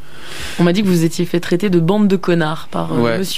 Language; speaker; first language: French; native; French